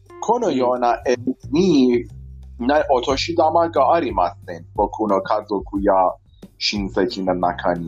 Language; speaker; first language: Japanese; non-native, fluent; Persian